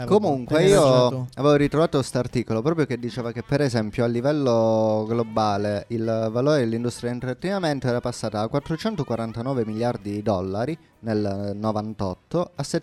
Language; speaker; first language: Italian; native; Italian